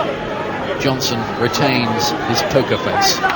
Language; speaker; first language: English; native; English